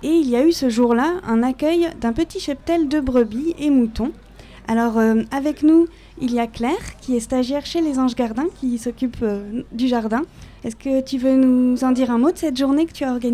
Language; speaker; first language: French; native; French